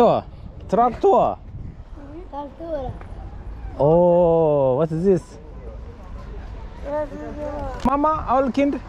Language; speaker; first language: English; non-native, learner; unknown